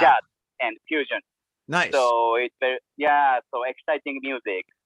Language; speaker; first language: English; non-native, learner; Japanese